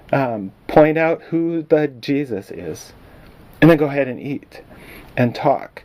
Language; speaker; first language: English; native; English